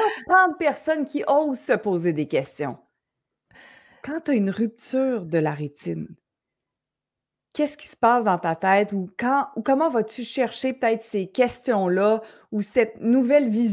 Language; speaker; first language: French; native; French